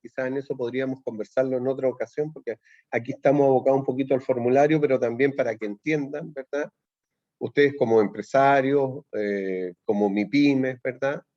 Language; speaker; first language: Spanish; native; Spanish